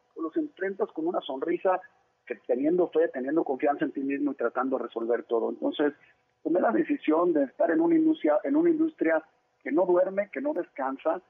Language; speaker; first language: Spanish; native; Spanish